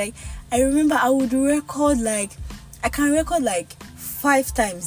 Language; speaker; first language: English; non-native, local second language; Yoruba